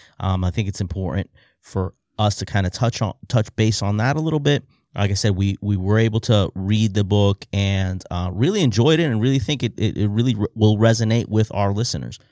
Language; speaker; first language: English; native; English